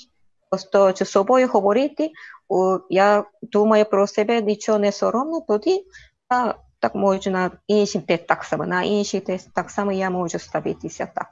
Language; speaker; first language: Ukrainian; non-native, learner; Korean